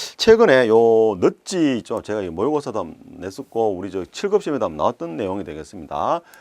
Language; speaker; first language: Korean; native; Korean